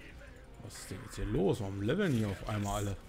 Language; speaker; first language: German; native; German